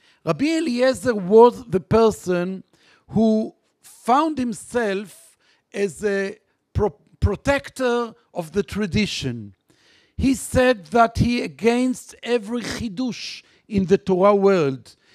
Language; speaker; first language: English; non-native, fluent; Hebrew